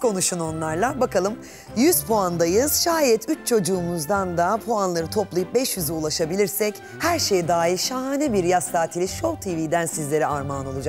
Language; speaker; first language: Turkish; native; Turkish